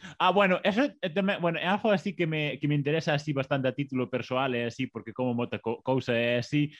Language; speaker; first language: Galician; non-native, local second language; Spanish